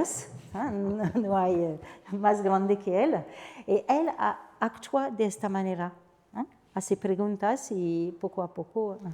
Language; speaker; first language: Spanish; non-native, fluent; French